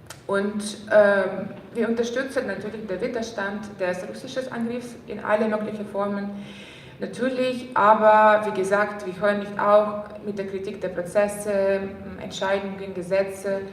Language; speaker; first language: German; non-native, fluent; Ukrainian